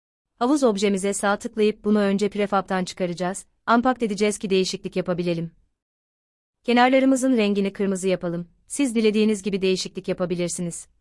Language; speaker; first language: Turkish; native; Turkish